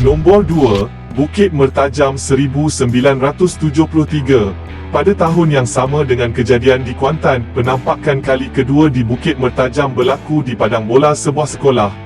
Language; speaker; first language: Malay; native; Malay